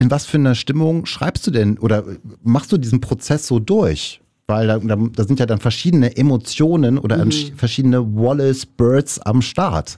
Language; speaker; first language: German; native; German